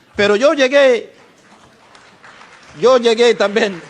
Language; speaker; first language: Spanish; non-native, learner; Portuguese